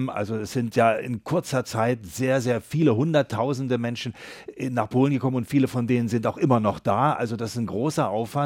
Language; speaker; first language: German; native; German